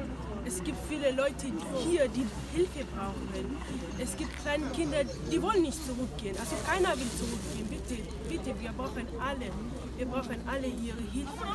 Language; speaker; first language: German; non-native, learner; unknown